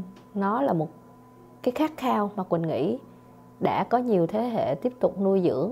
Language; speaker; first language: Vietnamese; native; Vietnamese